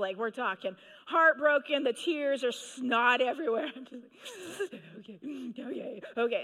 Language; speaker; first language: English; native; English